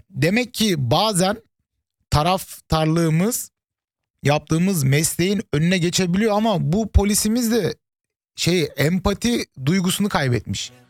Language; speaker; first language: Turkish; early bilingual, heritage; Turkish